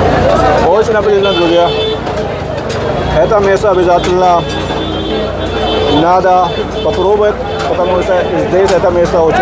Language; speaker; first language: Russian; non-native, learner; Hindi